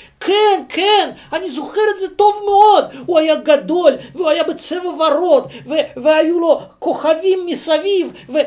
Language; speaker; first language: Hebrew; non-native, fluent; Russian